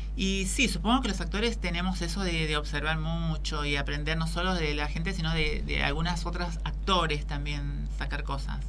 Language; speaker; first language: Spanish; native; Spanish